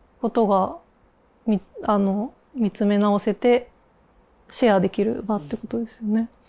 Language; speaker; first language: Japanese; native; Japanese